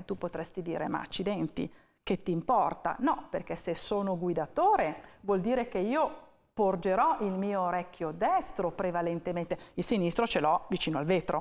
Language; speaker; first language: Italian; native; Italian